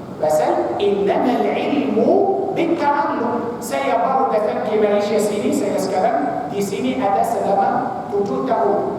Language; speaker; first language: Malay; non-native, fluent; Arabic